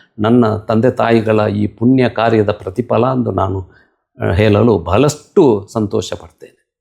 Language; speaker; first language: Kannada; non-native, local second language; Tulu